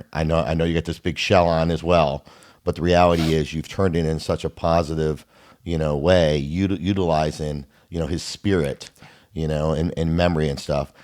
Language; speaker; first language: English; native; English